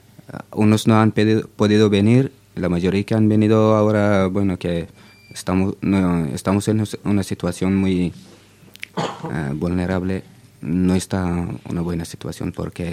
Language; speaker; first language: Spanish; non-native, fluent; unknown